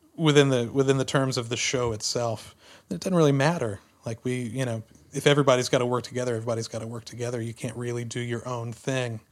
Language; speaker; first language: English; native; English